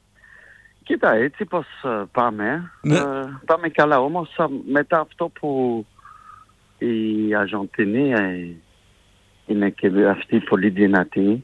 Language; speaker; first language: Greek; non-native, fluent; French